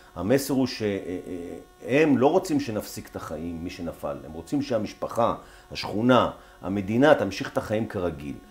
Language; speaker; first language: Hebrew; native; Hebrew